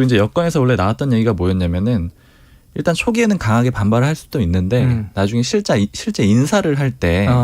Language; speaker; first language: Korean; native; Korean